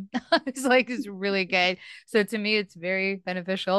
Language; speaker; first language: English; native; English